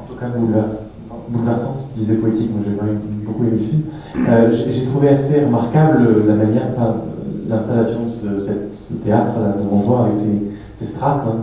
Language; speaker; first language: French; native; French